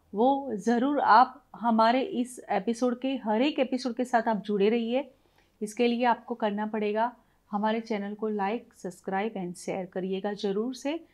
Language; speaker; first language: Hindi; non-native, local second language; Gujarati